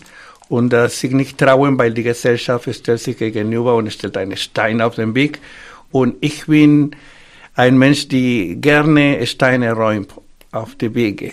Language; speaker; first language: German; non-native, fluent; Spanish